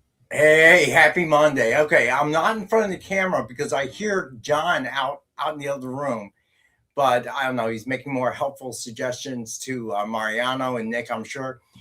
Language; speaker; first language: English; native; English